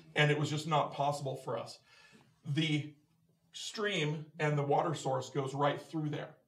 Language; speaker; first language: English; native; English